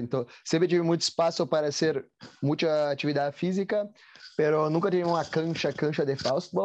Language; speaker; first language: Spanish; non-native, learner; Portuguese